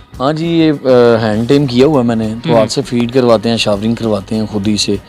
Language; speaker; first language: Urdu; non-native, local second language; Punjabi